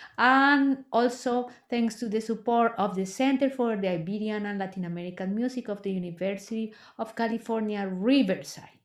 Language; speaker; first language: English; non-native, fluent; Spanish